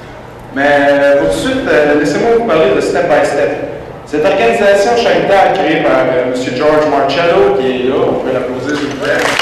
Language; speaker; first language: French; native; French